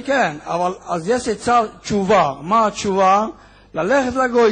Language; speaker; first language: Hebrew; non-native, fluent; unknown